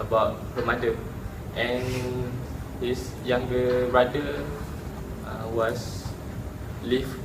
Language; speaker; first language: English; non-native, local second language; Malay